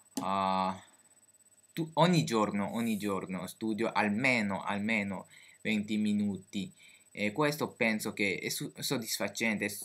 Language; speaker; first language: Italian; non-native, fluent; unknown